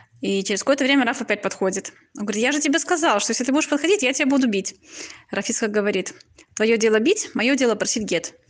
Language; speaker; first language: Russian; native; Russian